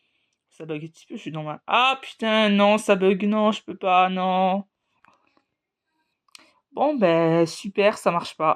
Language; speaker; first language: French; native; French